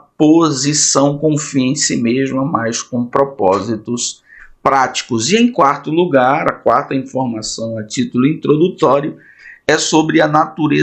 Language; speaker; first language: Portuguese; native; Portuguese